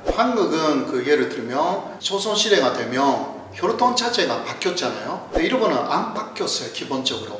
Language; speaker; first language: Korean; non-native, fluent; Japanese